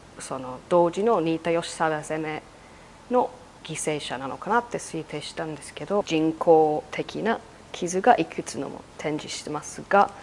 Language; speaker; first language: Japanese; non-native, fluent; English